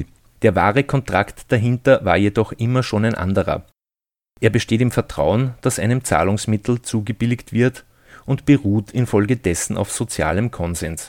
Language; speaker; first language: German; native; German